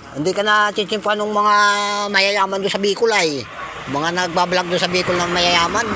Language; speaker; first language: Filipino; native; Filipino